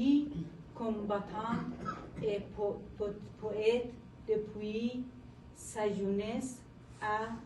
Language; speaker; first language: French; non-native, learner; Persian